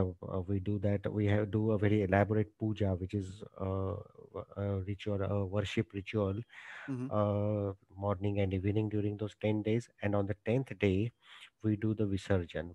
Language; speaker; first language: English; non-native, local second language; Marathi